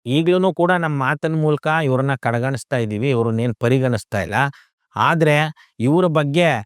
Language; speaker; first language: Kannada; native; Kannada